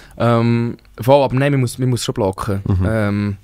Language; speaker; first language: German; native; German